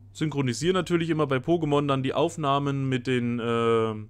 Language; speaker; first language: German; native; German